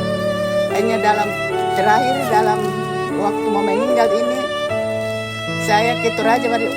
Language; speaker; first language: Indonesian; non-native, local second language; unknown